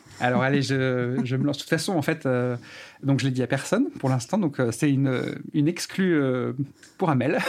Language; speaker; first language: French; native; French